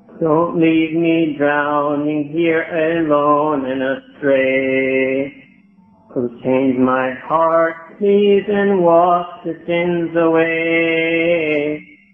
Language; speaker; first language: English; native; English